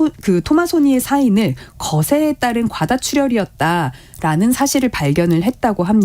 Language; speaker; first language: Korean; native; Korean